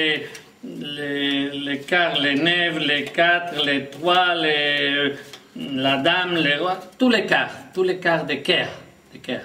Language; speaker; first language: French; non-native, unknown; Spanish